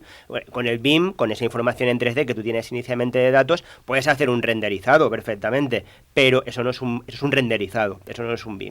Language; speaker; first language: Spanish; native; Spanish